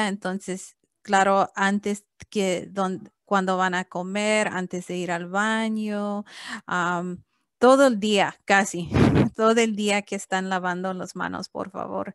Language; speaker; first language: Spanish; early bilingual, heritage; English